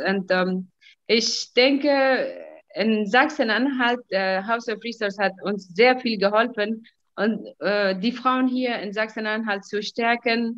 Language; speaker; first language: German; non-native, fluent; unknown